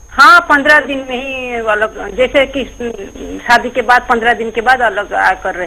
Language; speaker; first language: Hindi; non-native, local second language; Odia